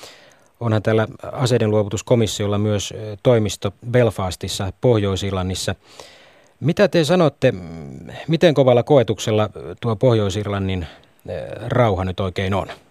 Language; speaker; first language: Finnish; native; Finnish